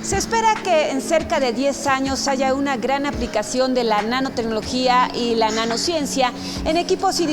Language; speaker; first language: Spanish; native; Spanish